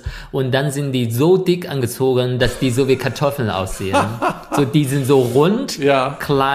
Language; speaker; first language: German; non-native, fluent; Chinese